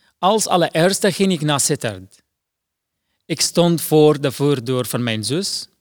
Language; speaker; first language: Dutch; non-native, fluent; Arabic